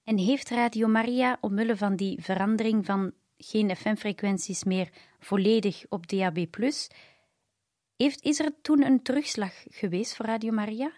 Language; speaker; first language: Dutch; native; Dutch